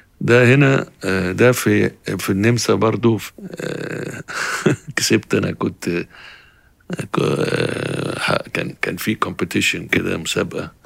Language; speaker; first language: Arabic; native; Arabic